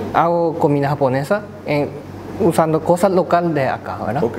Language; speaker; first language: Spanish; non-native, local second language; Japanese